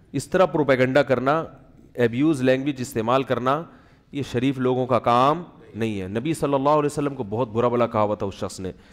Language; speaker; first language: Urdu; native; Urdu